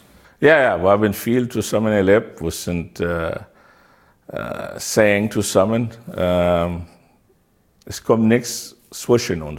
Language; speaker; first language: German; non-native, learner; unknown